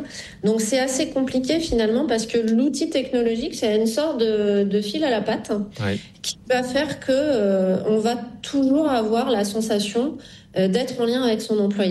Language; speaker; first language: French; native; French